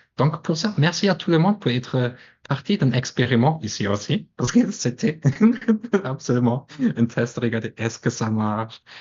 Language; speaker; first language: French; non-native, fluent; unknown